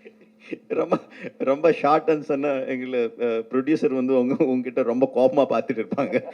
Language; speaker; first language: Tamil; non-native, local second language; Telugu